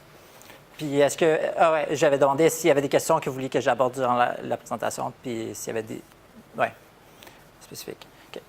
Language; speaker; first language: French; native; French